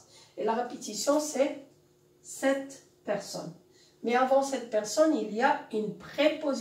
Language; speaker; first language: French; non-native, local second language; Arabic